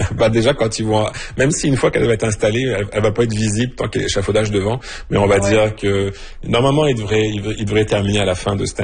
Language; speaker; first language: French; native; French